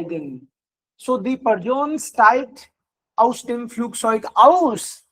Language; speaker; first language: German; non-native, fluent; Hindi